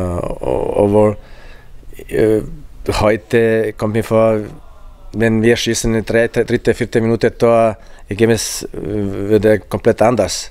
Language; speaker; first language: German; non-native, fluent; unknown